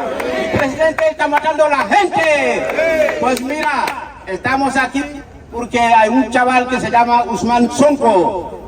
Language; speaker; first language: Spanish; non-native, learner; Wolof